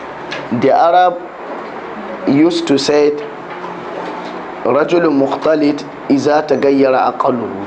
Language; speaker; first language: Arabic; non-native, fluent; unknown